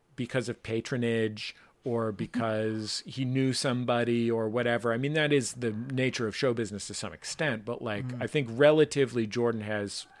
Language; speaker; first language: English; native; English